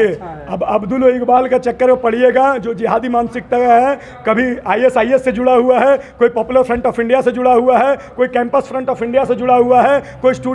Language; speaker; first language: Hindi; native; Hindi